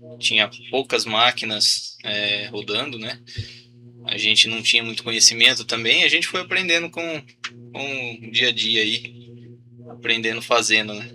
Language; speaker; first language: Portuguese; native; Portuguese